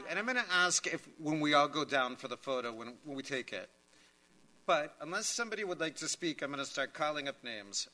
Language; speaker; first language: English; native; English